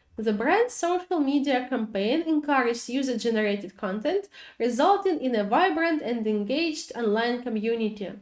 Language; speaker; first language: English; non-native, fluent; Ukrainian